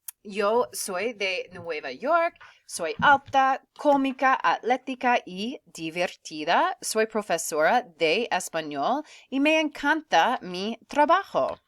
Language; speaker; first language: Spanish; non-native, fluent; English